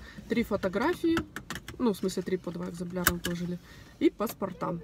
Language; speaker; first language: Russian; native; Russian